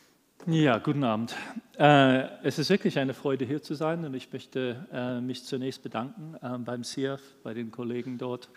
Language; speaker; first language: German; non-native, fluent; English